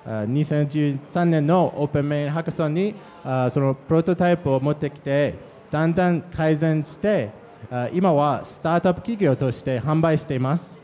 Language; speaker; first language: Japanese; non-native, fluent; English